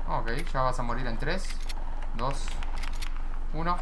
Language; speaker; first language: Spanish; native; Spanish